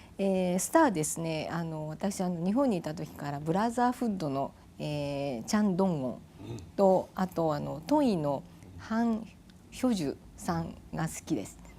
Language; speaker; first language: Japanese; native; Japanese